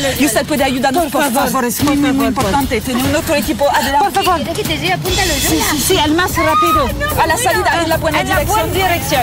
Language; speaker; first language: Spanish; non-native, learner; French